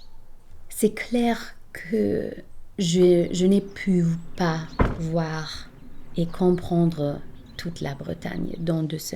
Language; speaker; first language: French; non-native, fluent; German